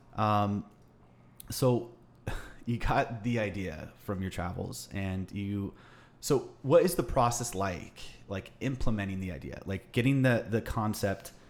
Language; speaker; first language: English; native; English